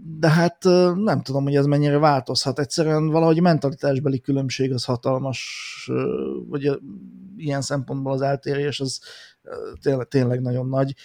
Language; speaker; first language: Hungarian; native; Hungarian